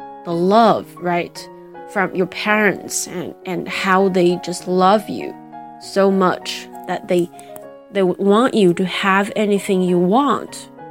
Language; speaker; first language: English; non-native, fluent; Chinese